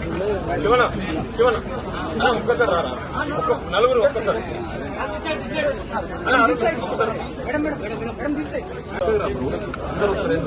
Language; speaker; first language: Telugu; native; Telugu